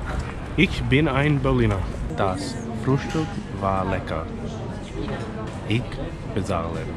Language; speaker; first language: German; non-native, learner; English